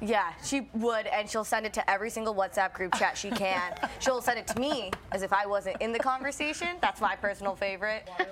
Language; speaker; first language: English; native; English